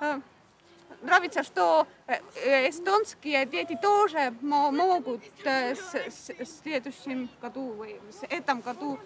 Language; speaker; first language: Russian; non-native, learner; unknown